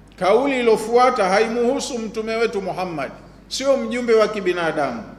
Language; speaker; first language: Swahili; native; Swahili